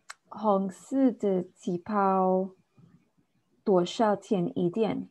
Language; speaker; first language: Chinese; non-native, learner; English